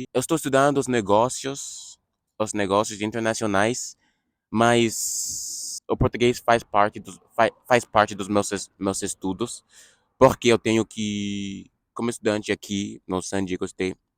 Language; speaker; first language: Portuguese; non-native, fluent; English